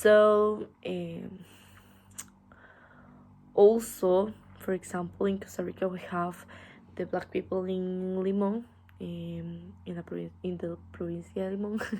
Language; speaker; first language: English; non-native, learner; Spanish